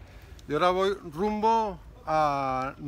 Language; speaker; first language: Spanish; native; Spanish